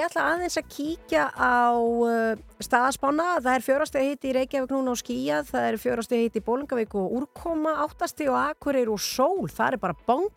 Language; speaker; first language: Icelandic; native; Icelandic